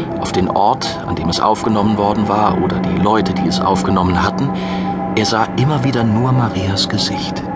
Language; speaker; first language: German; native; German